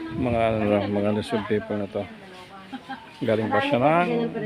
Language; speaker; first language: Filipino; native; Filipino